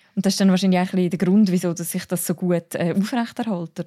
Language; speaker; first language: German; native; German